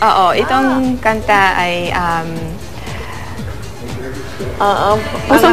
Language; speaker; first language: Filipino; non-native, learner; Russian